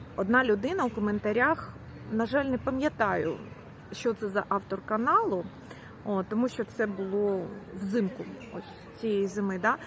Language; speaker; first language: Ukrainian; non-native, local second language; Russian